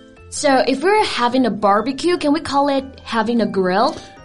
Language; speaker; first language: English; non-native, fluent; Chinese